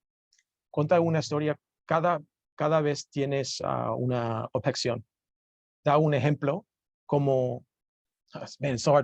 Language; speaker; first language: Spanish; non-native, learner; English